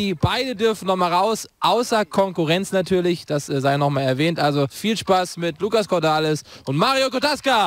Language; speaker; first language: German; native; German